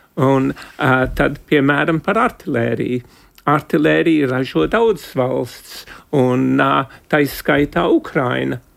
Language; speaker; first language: Latvian; early bilingual, heritage; Latvian